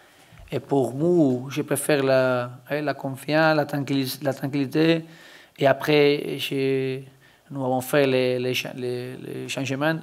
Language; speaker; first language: French; non-native, learner; Spanish